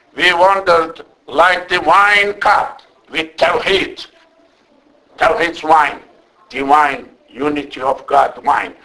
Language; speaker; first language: English; non-native, fluent; Turkish